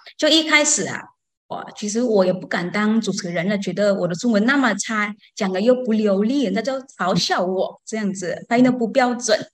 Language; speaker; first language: Chinese; non-native, learner; Vietnamese